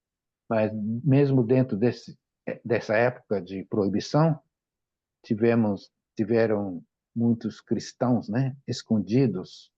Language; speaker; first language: Portuguese; non-native, fluent; Japanese